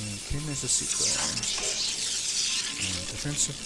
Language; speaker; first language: Spanish; non-native, learner; English